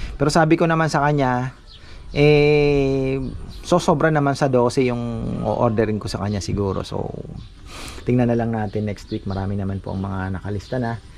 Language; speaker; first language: Filipino; non-native, local second language; Pampanga